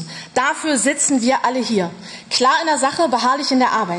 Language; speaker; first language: German; native; German